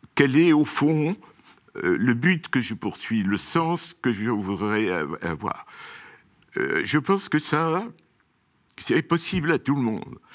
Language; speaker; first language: French; native; French